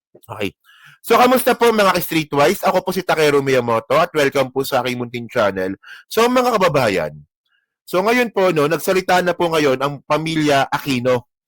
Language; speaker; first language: Filipino; non-native, local second language; Hiligaynon